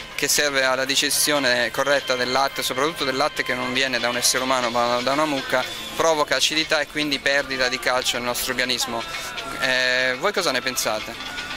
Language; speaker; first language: Italian; native; Italian